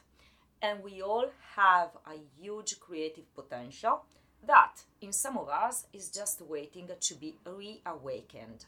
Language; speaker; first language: English; non-native, fluent; Italian